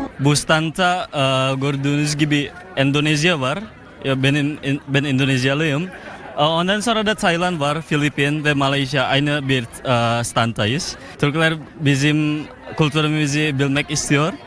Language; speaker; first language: Turkish; non-native, learner; Indonesian